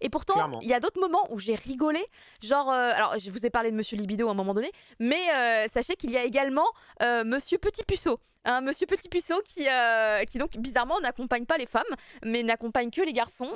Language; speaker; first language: French; native; French